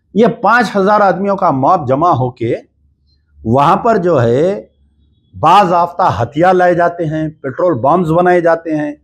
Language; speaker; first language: Urdu; native; Urdu